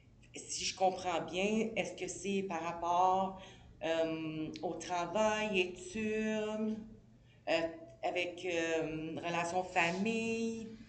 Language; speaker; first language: French; native; French